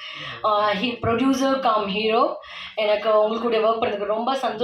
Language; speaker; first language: Tamil; non-native, fluent; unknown